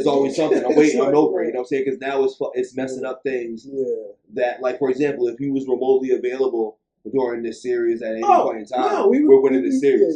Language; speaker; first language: English; native; English